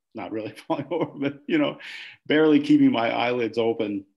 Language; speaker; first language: English; native; English